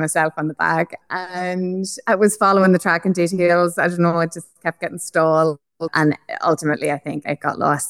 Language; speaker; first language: English; native; English